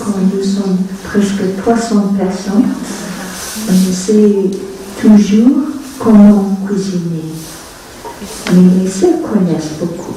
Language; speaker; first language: French; non-native, fluent; Vietnamese